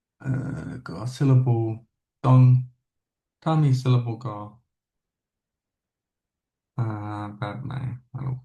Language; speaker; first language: Thai; non-native, learner; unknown